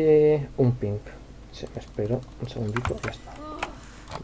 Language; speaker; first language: Spanish; native; Spanish